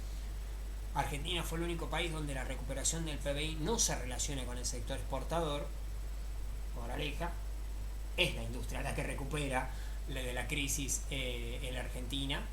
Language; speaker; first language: Spanish; native; Spanish